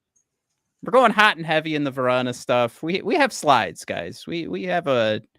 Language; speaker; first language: English; native; English